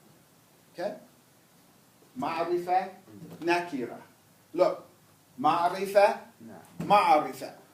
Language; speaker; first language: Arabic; non-native, fluent; English